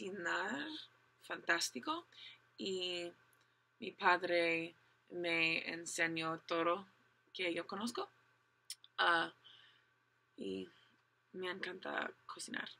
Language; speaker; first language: Spanish; non-native, learner; English